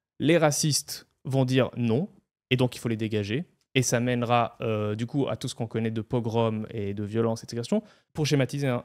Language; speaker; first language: French; non-native, fluent; Hebrew